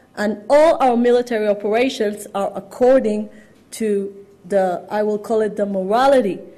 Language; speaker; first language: English; non-native, fluent; Hebrew